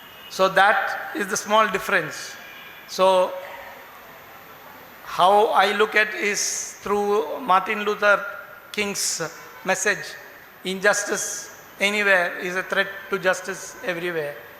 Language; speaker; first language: English; non-native, local second language; Malayalam